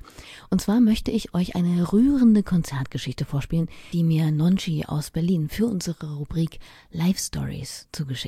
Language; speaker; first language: German; native; German